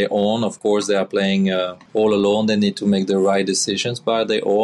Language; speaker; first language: English; non-native, fluent; French